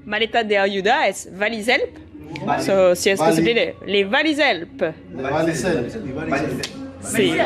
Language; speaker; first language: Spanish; non-native, learner; French